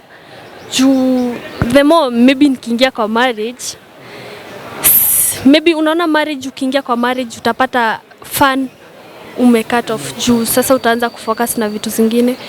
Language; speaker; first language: Swahili; non-native, local second language; Kikuyu